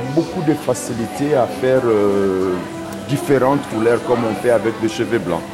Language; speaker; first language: French; non-native, local second language; Lingala